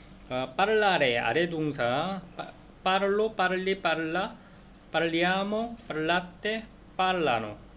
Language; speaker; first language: Italian; non-native, learner; Korean